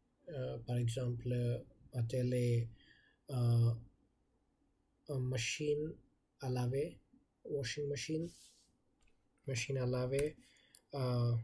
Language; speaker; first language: French; non-native, learner; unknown